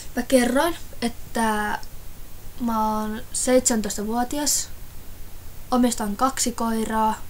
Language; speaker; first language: Finnish; early bilingual, other home language; Russian